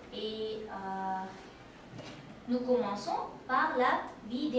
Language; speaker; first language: French; non-native, fluent; Uzbek